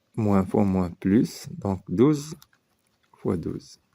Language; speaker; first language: French; non-native, local second language; Arabic